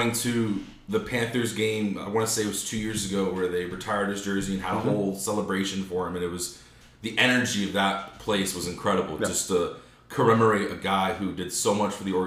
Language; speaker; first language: English; native; English